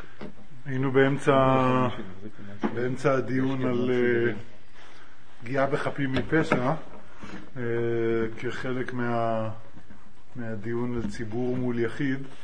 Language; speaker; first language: Hebrew; native; Hebrew